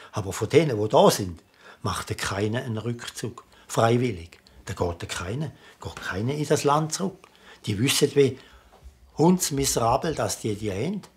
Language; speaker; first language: German; native; German